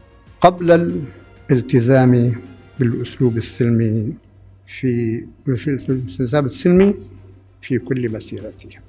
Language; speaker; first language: Arabic; native; Arabic